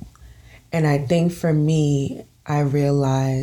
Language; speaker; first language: English; native; English